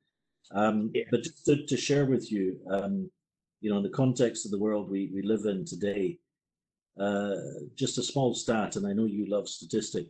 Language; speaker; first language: English; native; English